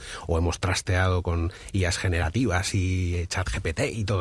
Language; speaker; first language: Spanish; native; Spanish